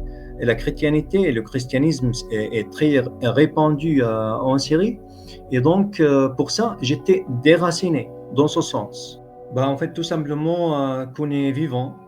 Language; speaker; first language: French; non-native, fluent; Arabic